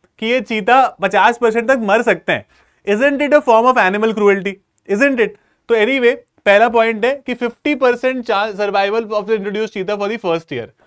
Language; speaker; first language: Hindi; native; Hindi